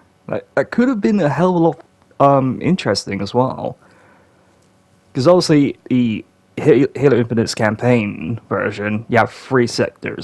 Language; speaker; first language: English; native; English